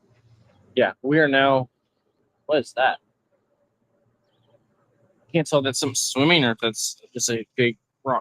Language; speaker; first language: English; native; English